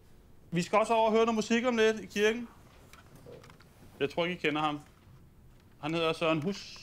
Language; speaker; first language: Danish; native; Danish